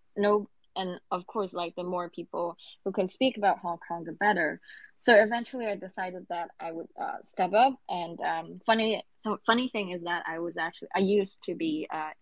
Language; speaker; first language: English; non-native, local second language; Cantonese